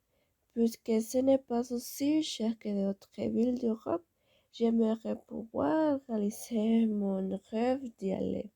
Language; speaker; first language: French; non-native, learner; Spanish